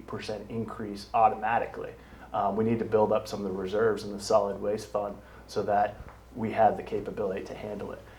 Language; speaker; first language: English; native; English